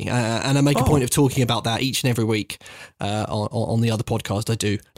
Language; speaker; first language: English; native; English